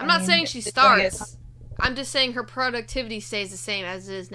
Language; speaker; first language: English; native; English